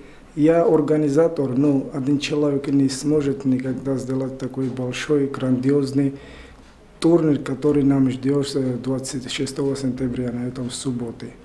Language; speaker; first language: Russian; non-native, learner; Georgian